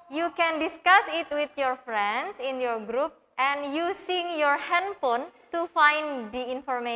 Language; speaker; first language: English; non-native, fluent; Indonesian